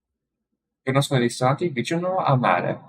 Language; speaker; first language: Italian; non-native, learner; English